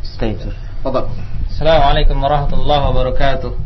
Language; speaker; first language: Arabic; non-native, fluent; Indonesian